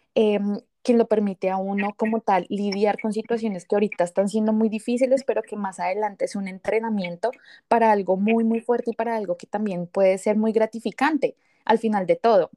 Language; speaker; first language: Spanish; native; Spanish